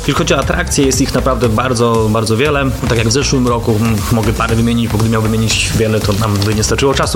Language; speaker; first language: Polish; native; Polish